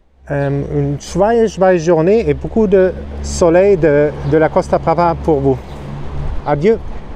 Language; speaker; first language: French; non-native, learner; German